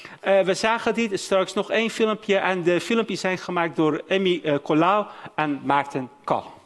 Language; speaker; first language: Dutch; native; Dutch